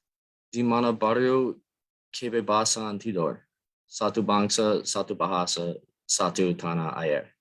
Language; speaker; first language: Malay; non-native, learner; English